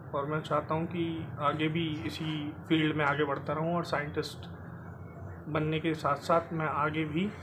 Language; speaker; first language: Hindi; native; Hindi